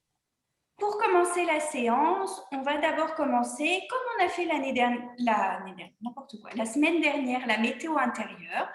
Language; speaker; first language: French; native; French